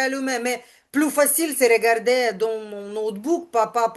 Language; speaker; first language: French; non-native, learner; Ukrainian